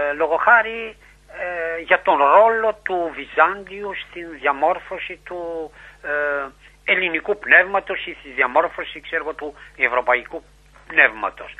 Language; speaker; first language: Greek; non-native, fluent; Romanian